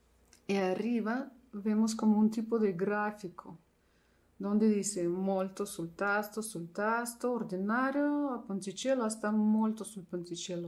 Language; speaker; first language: Spanish; non-native, fluent; Russian